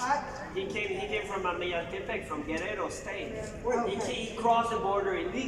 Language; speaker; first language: English; non-native, learner; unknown